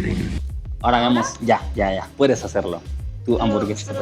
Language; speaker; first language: Spanish; native; Spanish